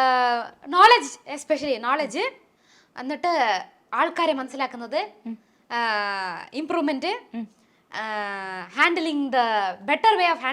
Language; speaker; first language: Malayalam; non-native, local second language; Tamil